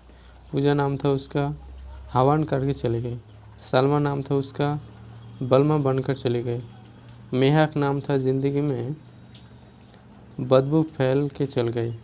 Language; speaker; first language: Hindi; non-native, local second language; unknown